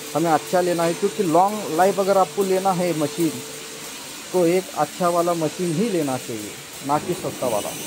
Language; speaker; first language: Hindi; non-native, local second language; Marathi